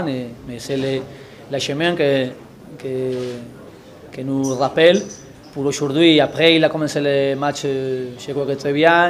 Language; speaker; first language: French; non-native, learner; Spanish